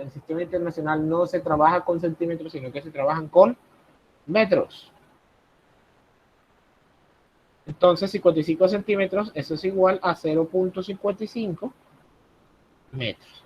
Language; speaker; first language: Spanish; native; Spanish